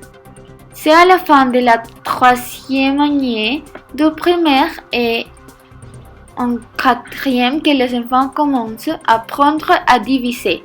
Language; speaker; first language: French; non-native, learner; Spanish